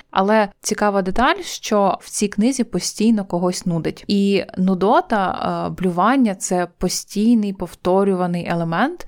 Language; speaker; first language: Ukrainian; native; Ukrainian